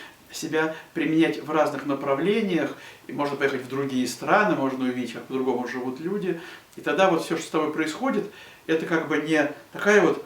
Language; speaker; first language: Russian; native; Russian